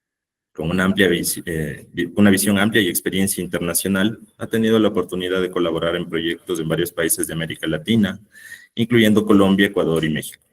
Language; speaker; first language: Spanish; native; Spanish